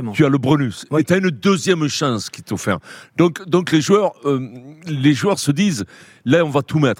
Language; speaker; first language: French; native; French